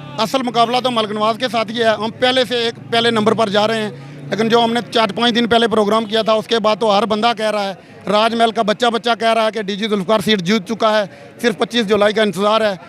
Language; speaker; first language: Urdu; non-native, local second language; Punjabi